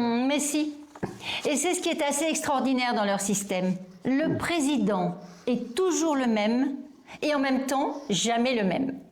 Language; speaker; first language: French; native; French